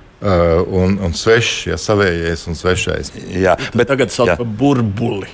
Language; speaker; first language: Latvian; native; Latvian